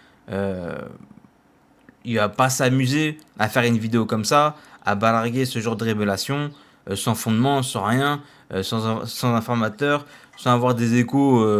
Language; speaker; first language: French; native; French